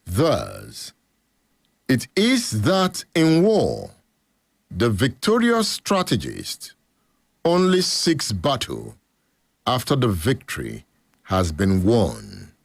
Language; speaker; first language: English; non-native, local second language; Yoruba